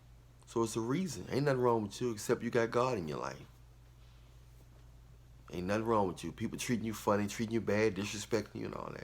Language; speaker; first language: English; native; English